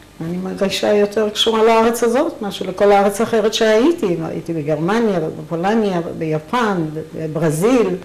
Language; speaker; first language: Hebrew; non-native, fluent; German